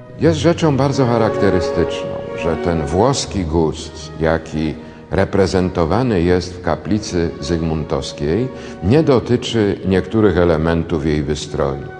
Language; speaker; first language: Polish; native; Polish